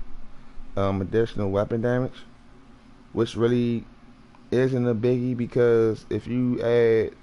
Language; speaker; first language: English; native; English